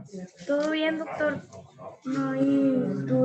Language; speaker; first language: Spanish; native; Spanish